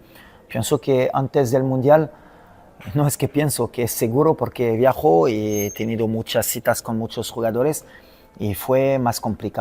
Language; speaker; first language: Spanish; non-native, fluent; French